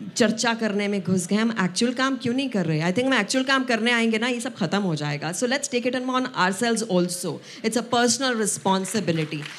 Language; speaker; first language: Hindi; non-native, local second language; Punjabi